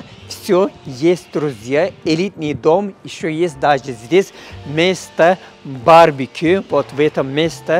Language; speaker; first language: Russian; non-native, learner; Turkish